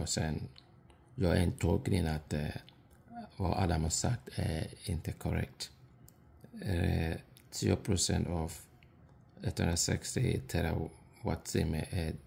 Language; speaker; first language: Swedish; non-native, fluent; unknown